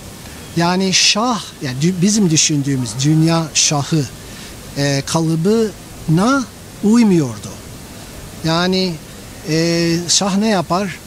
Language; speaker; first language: Turkish; non-native, fluent; English